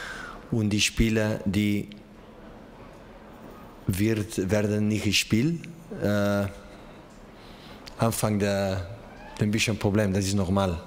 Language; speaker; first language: German; non-native, learner; Catalan